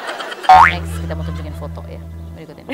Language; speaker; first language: Indonesian; native; Indonesian